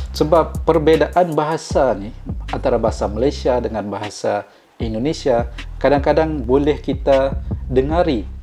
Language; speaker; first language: Malay; native; Malay